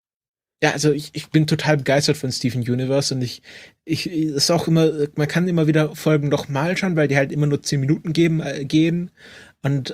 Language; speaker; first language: German; native; German